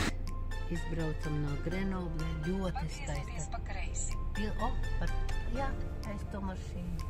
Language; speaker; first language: Latvian; non-native, local second language; Russian